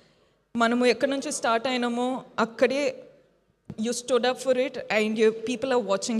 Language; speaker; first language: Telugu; non-native, fluent; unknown